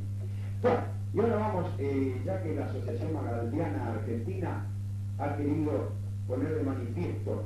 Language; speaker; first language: Spanish; native; Spanish